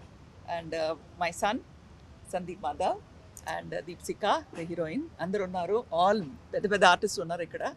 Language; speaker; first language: Telugu; non-native, local second language; Tamil